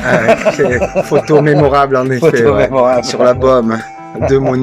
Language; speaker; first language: French; native; French